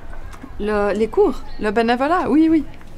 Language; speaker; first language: French; native; French